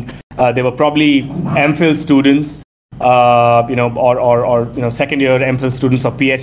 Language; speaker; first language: English; non-native, local second language; Tamil